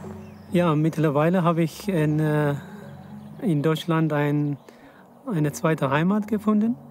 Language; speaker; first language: German; non-native, fluent; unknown